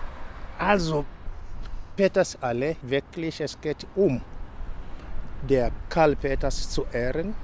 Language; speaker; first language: German; non-native, local second language; Swahili